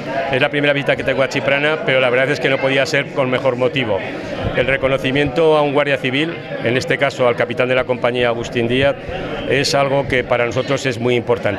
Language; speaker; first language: Spanish; native; Spanish